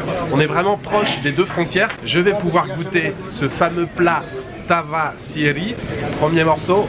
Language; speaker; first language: French; native; French